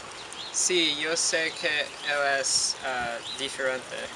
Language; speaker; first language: Spanish; non-native, learner; English